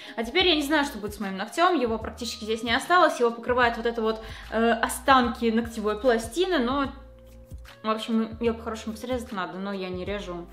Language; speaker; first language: Russian; native; Russian